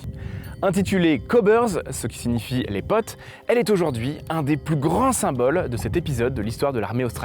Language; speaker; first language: French; native; French